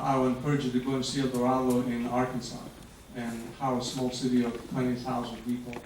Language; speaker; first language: English; non-native, fluent; Greek